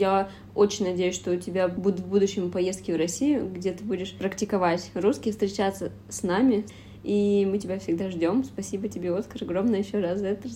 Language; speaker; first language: Russian; native; Russian